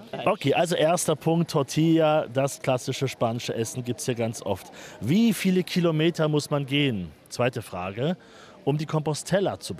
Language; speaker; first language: German; native; German